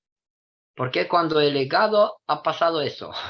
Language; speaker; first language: Spanish; non-native, fluent; Romanian